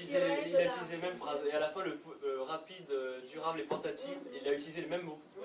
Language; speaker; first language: French; native; French